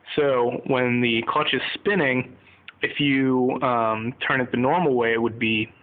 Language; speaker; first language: English; native; English